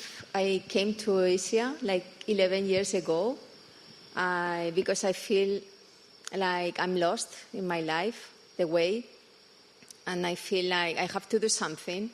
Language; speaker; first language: English; non-native, fluent; Spanish